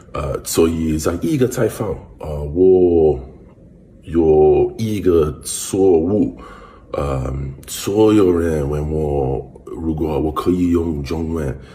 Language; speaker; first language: Chinese; non-native, learner; English